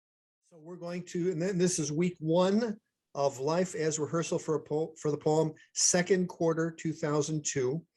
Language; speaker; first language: English; native; English